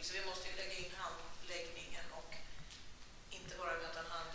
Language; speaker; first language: Swedish; native; Swedish